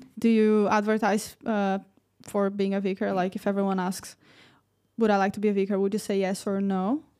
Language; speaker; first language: English; non-native, fluent; Portuguese